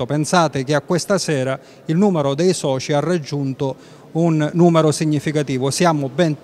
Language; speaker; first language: Italian; native; Italian